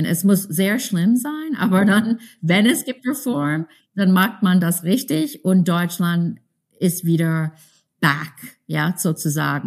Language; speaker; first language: German; non-native, fluent; English